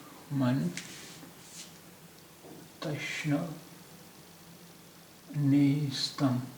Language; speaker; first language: Persian; non-native, fluent; Urdu